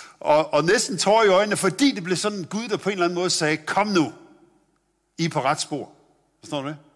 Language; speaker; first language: Danish; native; Danish